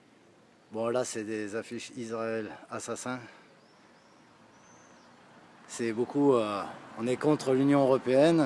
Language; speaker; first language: French; native; French